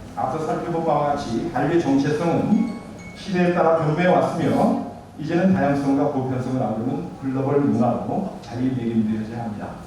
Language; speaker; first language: Korean; native; Korean